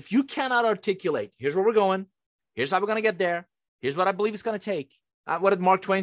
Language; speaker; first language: English; early bilingual, other home language; Persian